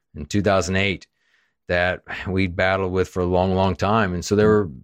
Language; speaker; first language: English; native; English